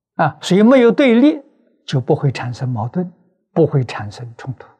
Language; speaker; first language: Chinese; native; Chinese